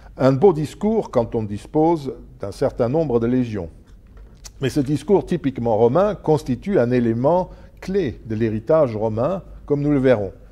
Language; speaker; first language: French; non-native, local second language; Luxembourgish